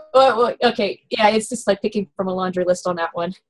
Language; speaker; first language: English; native; English